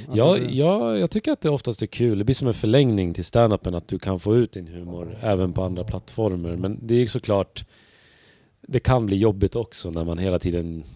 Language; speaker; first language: Swedish; native; Swedish